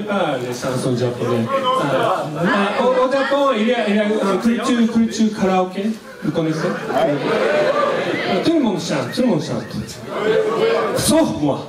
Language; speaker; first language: French; non-native, learner; Japanese